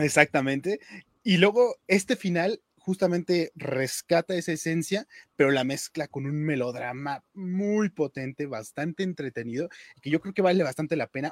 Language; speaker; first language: Spanish; native; Spanish